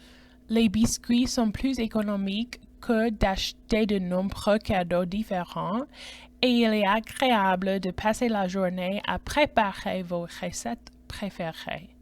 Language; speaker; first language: French; non-native, fluent; English